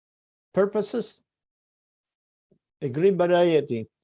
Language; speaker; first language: English; non-native, fluent; Spanish